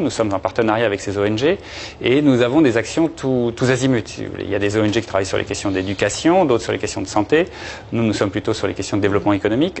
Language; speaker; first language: French; native; French